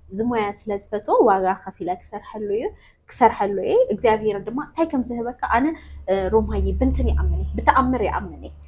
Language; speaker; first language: Tigrinya; non-native, local second language; Amharic